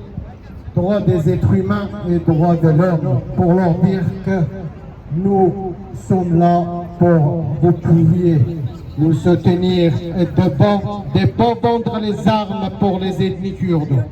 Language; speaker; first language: French; non-native, learner; Kurdish